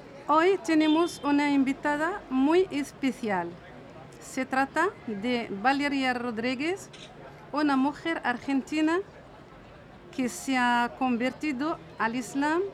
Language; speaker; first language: Spanish; non-native, fluent; Arabic